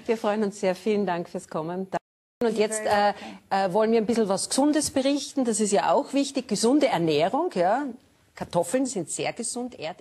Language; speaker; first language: German; native; German